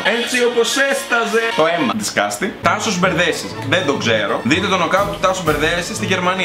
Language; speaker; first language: Greek; native; Greek